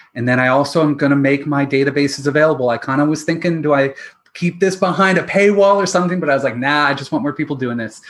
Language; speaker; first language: English; native; English